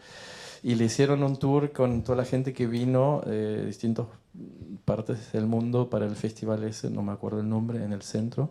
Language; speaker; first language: Spanish; non-native, fluent; German